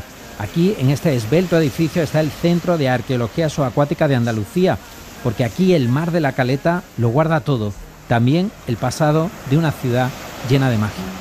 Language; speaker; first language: Spanish; native; Spanish